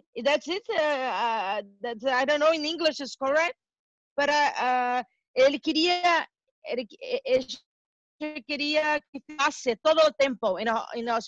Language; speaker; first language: English; non-native, learner; Portuguese